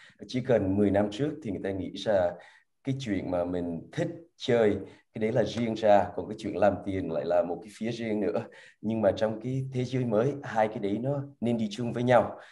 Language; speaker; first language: Vietnamese; early bilingual, heritage; Vietnamese